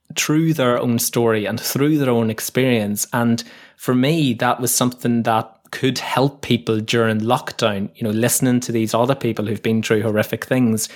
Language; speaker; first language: English; native; English